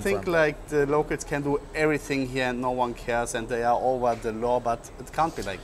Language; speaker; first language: English; non-native, learner; German